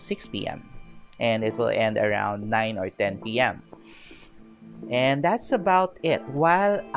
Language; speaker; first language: English; non-native, local second language; Filipino